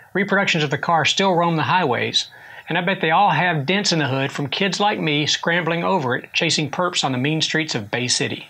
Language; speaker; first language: English; native; English